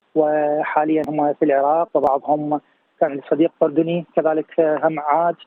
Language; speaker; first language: Arabic; native; Arabic